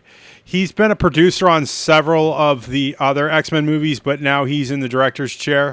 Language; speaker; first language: English; native; English